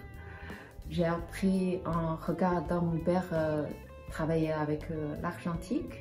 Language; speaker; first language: French; non-native, fluent; Chinese